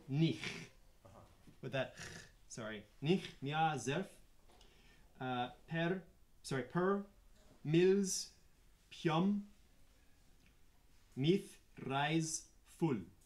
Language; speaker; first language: English; native; English